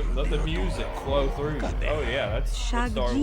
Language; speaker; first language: English; native; English